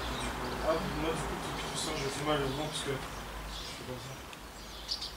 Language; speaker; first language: French; native; French